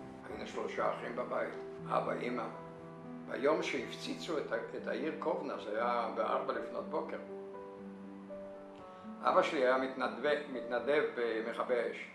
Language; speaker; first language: Hebrew; non-native, fluent; Yiddish